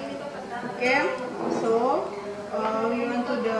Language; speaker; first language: English; non-native, learner; Indonesian